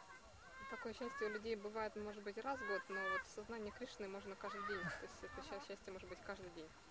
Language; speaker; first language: Russian; native; Russian